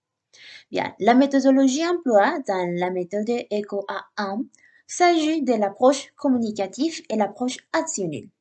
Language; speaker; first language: French; non-native, learner; Spanish